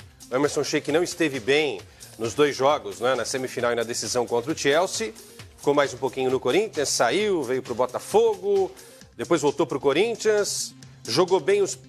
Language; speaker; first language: Portuguese; native; Portuguese